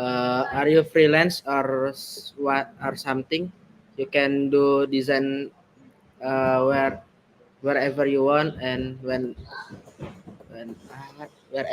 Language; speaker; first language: English; non-native, learner; Indonesian